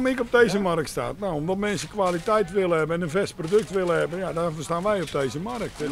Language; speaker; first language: Dutch; native; Dutch